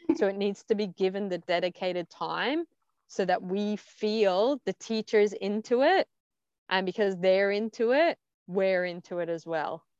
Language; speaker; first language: English; native; English